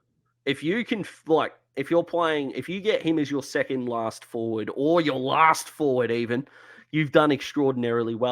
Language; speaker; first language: English; native; English